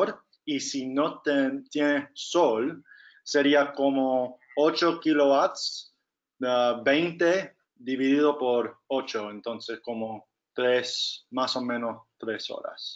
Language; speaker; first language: Spanish; non-native, fluent; English